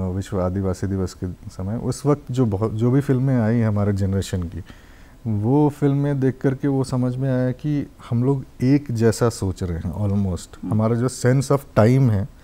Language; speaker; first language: Hindi; non-native, local second language; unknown